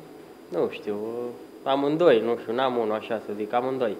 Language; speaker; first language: Romanian; early bilingual, heritage; Romanian